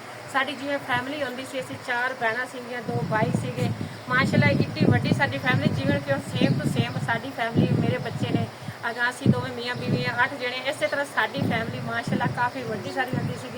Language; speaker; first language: Punjabi; native; Punjabi